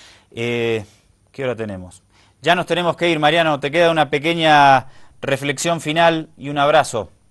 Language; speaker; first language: Spanish; native; Spanish